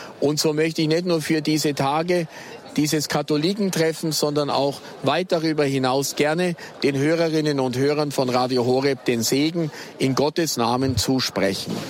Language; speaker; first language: German; native; German